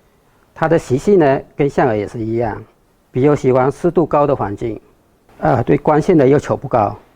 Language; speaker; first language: Chinese; native; Chinese